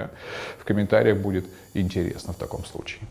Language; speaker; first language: Russian; native; Russian